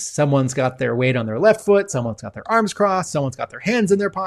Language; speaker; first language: English; native; English